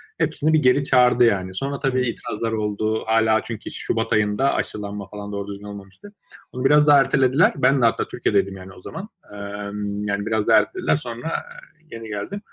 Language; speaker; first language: Turkish; early bilingual, other home language; Azerbaijani